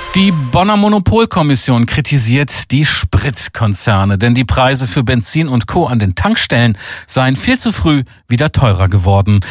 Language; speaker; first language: German; native; German